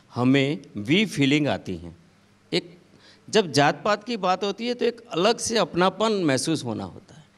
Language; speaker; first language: Hindi; non-native, local second language; Gujarati